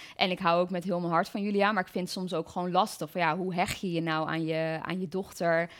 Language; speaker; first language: Dutch; native; Dutch